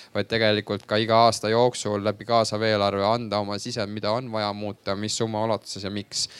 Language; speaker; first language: Estonian; native; Estonian